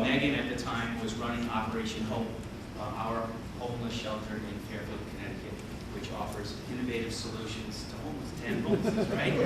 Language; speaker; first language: English; native; English